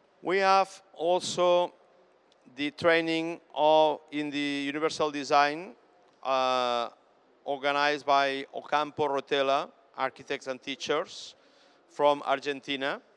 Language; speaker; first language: English; non-native, fluent; Catalan